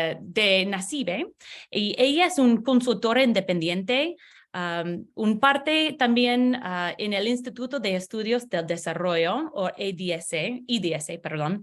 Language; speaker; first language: Spanish; non-native, learner; English